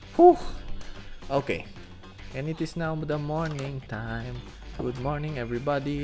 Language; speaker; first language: English; non-native, local second language; Filipino